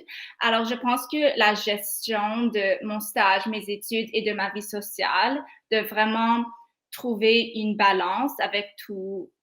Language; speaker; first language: French; non-native, local second language; English